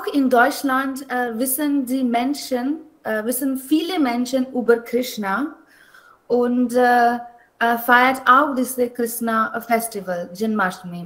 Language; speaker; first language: German; non-native, learner; Hindi